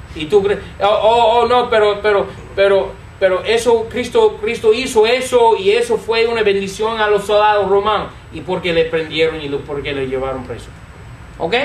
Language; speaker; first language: Spanish; non-native, fluent; English